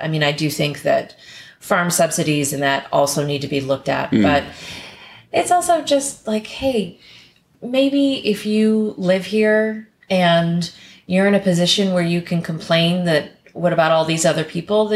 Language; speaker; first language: English; native; English